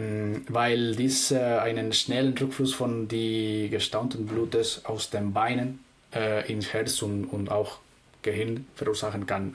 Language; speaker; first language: German; non-native, fluent; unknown